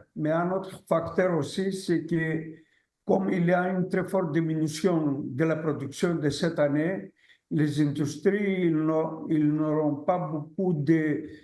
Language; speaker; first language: French; non-native, fluent; Greek